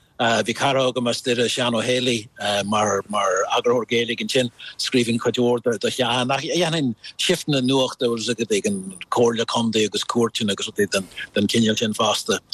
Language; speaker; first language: Irish; non-native, local second language; English